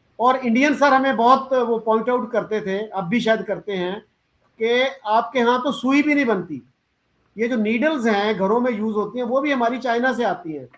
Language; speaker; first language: Urdu; native; Urdu